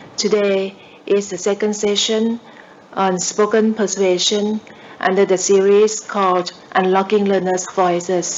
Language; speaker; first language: English; non-native, fluent; Thai